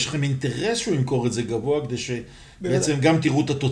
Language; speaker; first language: Hebrew; native; Hebrew